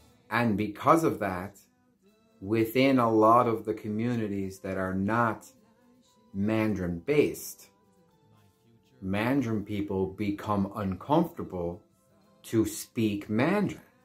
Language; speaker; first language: English; native; English